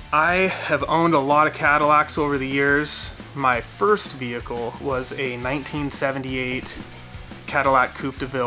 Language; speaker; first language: English; native; English